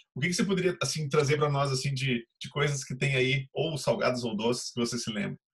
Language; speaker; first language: Portuguese; native; Portuguese